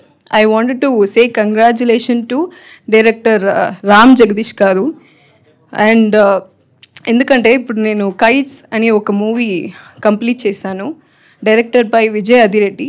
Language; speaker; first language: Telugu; non-native, learner; Tamil